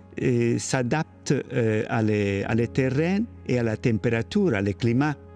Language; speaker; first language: French; non-native, learner; Italian